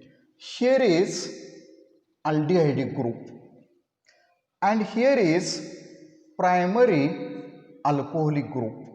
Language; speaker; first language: English; non-native, local second language; Marathi